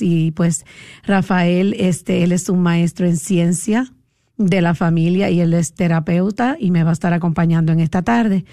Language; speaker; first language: Spanish; native; Spanish